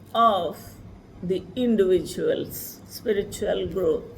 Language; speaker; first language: English; non-native, local second language; Telugu